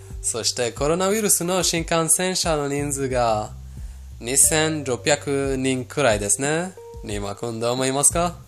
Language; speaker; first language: Japanese; non-native, fluent; Persian